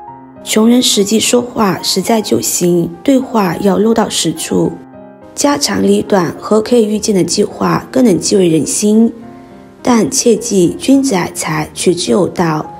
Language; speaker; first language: Chinese; native; Chinese